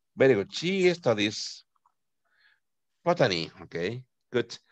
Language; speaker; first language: English; non-native, fluent; Spanish